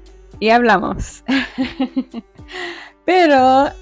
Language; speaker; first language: Spanish; non-native, fluent; English